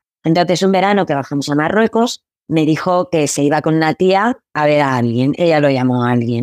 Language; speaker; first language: Spanish; early bilingual, other home language; Arabic